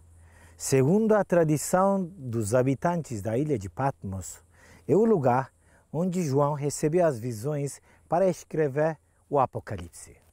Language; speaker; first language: Portuguese; non-native, fluent; Turkish